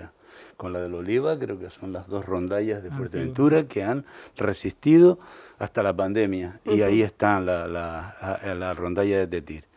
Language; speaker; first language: Spanish; native; Spanish